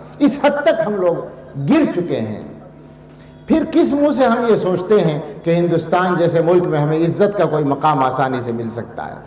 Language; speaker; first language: Urdu; native; Urdu